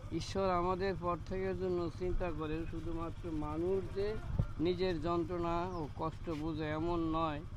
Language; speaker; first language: Bangla; non-native, fluent; Chinese